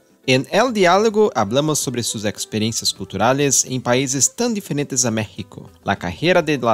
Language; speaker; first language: Spanish; non-native, fluent; Portuguese